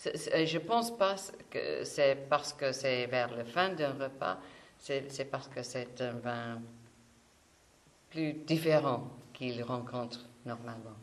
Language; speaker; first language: French; non-native, fluent; English